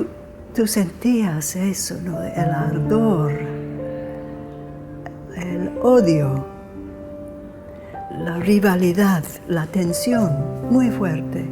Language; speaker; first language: Spanish; non-native, fluent; English